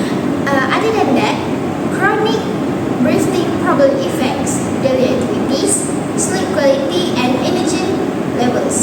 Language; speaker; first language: English; non-native, learner; Malay